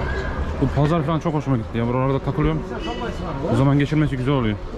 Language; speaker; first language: Turkish; native; Turkish